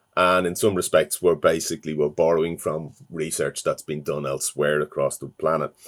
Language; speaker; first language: English; native; English